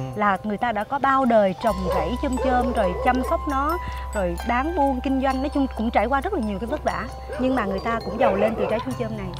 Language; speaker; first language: Vietnamese; native; Vietnamese